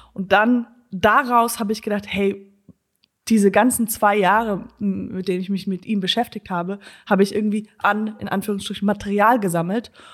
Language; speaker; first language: German; native; German